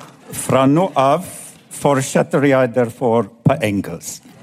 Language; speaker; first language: Norwegian; non-native, learner; English